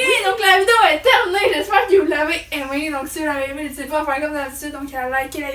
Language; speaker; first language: French; native; French